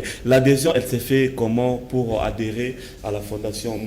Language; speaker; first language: French; non-native, local second language; Lingala